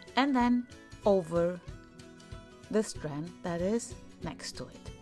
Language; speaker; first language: English; non-native, fluent; German